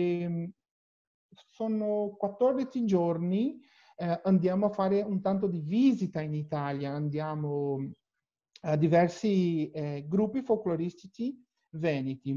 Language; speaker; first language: Italian; non-native, learner; Portuguese